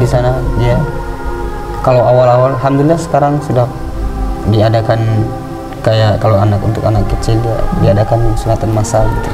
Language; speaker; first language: Indonesian; non-native, local second language; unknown